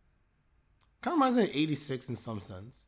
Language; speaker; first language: English; native; English